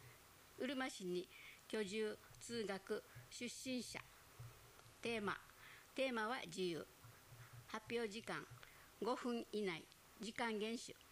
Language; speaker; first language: Japanese; native; Japanese